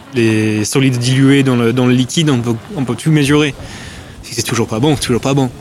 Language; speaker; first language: French; non-native, fluent; English